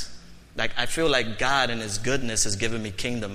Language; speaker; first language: English; native; English